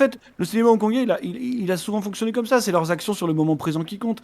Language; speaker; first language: French; native; French